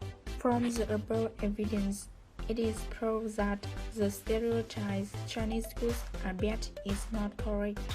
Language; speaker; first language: English; non-native, learner; Vietnamese